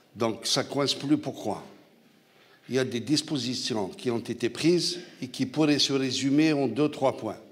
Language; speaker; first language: French; non-native, local second language; Arabic